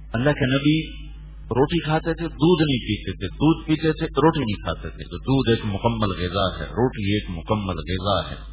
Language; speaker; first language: Urdu; native; Urdu